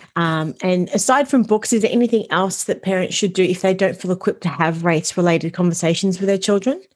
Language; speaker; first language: English; native; English